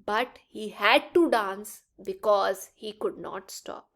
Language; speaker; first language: English; non-native, local second language; Punjabi